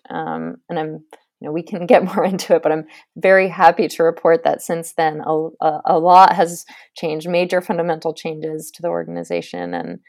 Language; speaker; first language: English; native; English